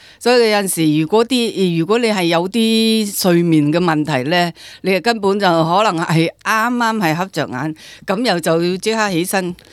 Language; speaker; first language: Cantonese; native; Cantonese